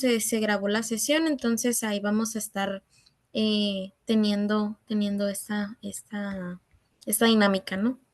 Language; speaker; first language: Spanish; native; Spanish